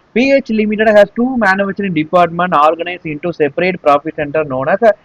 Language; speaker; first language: English; non-native, local second language; Tamil